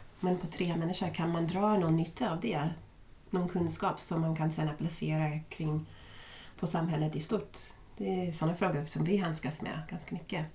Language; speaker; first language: Swedish; non-native, fluent; English